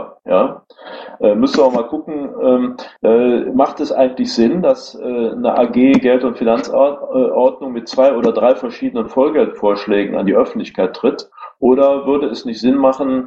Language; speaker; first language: German; native; German